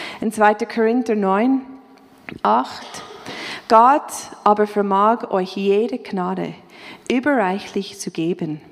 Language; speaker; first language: German; non-native, fluent; English